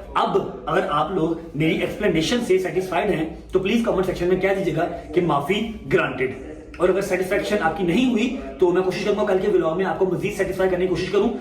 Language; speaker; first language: Urdu; non-native, local second language; Punjabi